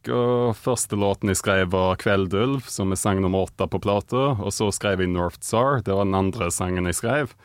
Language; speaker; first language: Norwegian; early bilingual, other home language; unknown